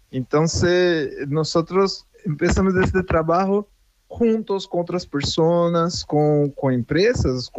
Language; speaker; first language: Spanish; non-native, fluent; Portuguese